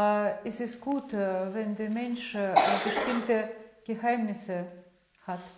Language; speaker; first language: German; non-native, fluent; Russian